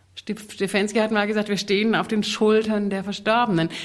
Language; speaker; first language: German; native; German